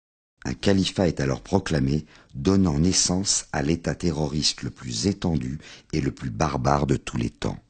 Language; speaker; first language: French; native; French